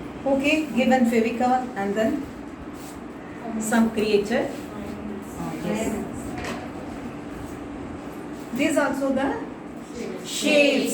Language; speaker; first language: English; non-native, local second language; Tamil